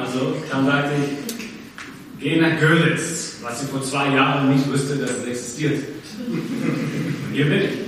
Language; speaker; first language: German; non-native, fluent; English